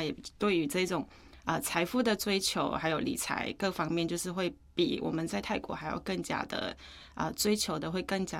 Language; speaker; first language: Chinese; non-native, fluent; Akha